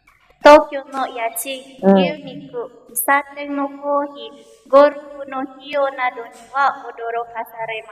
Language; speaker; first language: Japanese; non-native, learner; Indonesian